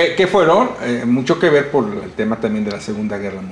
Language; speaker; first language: Spanish; native; Spanish